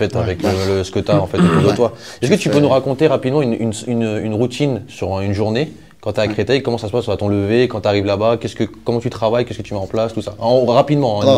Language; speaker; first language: French; native; French